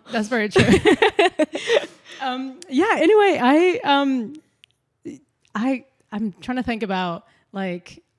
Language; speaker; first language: English; non-native, fluent; Spanish